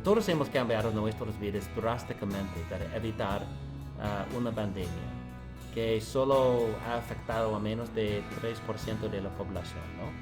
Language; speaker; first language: Spanish; non-native, fluent; English